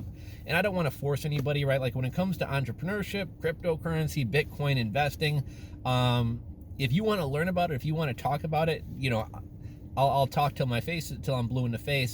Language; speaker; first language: English; native; English